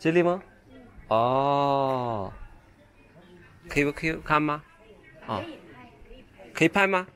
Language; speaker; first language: Chinese; non-native, learner; Turkish